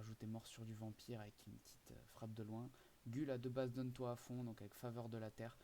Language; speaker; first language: French; native; French